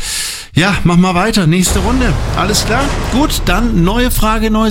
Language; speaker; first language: German; native; German